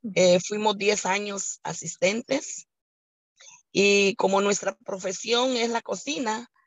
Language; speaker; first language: Spanish; native; Spanish